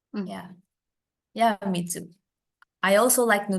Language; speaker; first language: English; non-native, fluent; Indonesian